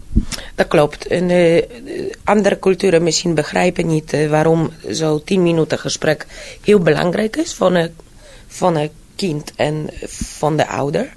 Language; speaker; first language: Dutch; non-native, fluent; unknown